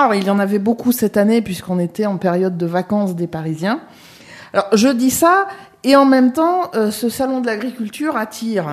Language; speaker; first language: French; native; French